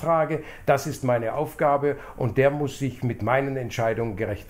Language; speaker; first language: German; native; German